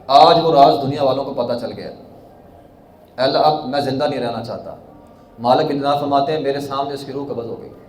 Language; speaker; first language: Urdu; non-native, local second language; Punjabi